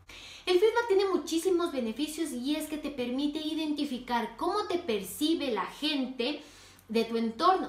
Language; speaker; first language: Spanish; native; Spanish